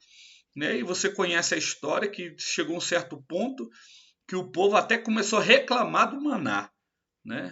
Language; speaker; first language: Portuguese; native; Portuguese